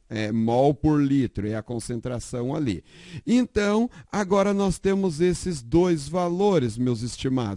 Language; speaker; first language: Portuguese; native; Portuguese